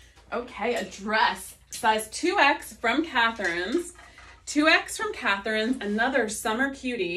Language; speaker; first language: English; native; English